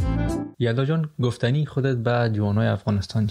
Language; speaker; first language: Persian; native; Persian